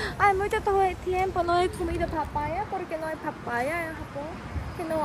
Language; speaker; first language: Spanish; non-native, learner; Japanese